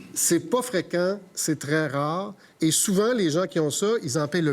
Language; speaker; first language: French; native; French